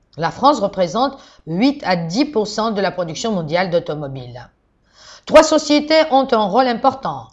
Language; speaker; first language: French; non-native, fluent; Georgian